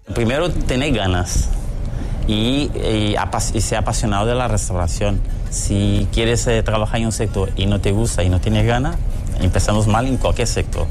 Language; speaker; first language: Spanish; non-native, fluent; Portuguese